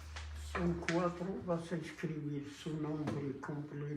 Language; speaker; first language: Spanish; non-native, fluent; Arabic